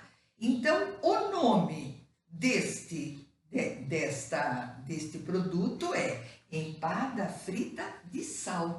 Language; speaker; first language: Portuguese; native; Portuguese